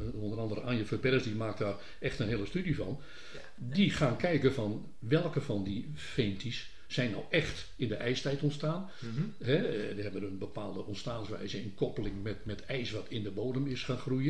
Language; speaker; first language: Dutch; native; Dutch